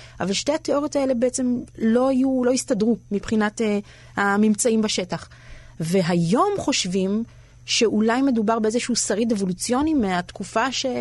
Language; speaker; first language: Hebrew; native; Hebrew